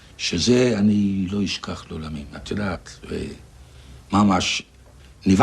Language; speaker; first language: Hebrew; non-native, fluent; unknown